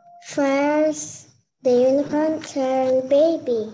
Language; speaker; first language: English; non-native, learner; Indonesian